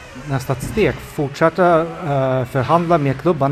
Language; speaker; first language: Swedish; non-native, fluent; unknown